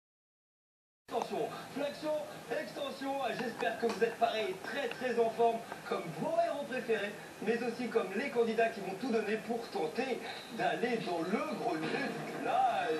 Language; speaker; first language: French; native; French